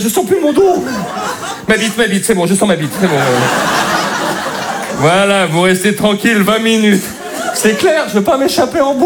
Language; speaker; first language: French; native; French